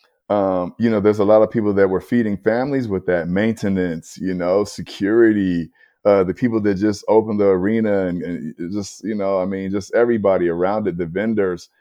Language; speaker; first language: English; native; English